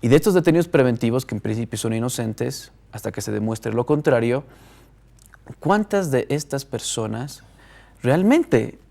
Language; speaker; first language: Spanish; native; Spanish